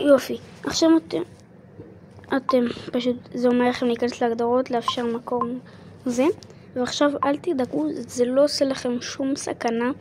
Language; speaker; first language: Hebrew; native; Hebrew